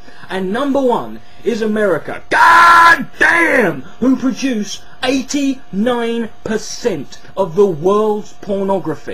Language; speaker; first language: English; native; English